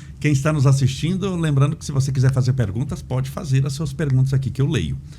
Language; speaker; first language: Portuguese; native; Portuguese